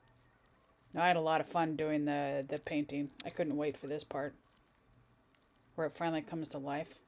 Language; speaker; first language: English; native; English